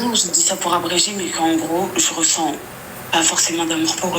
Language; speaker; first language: French; native; French